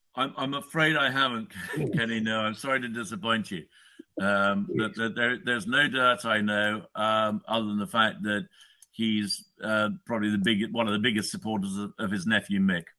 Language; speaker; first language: English; native; English